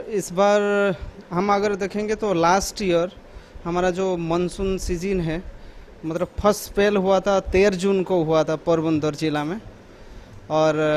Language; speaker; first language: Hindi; non-native, local second language; Gujarati